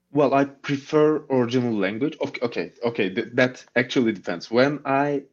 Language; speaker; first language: English; non-native, fluent; Turkish